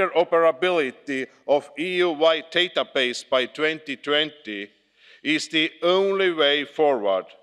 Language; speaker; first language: English; non-native, fluent; Estonian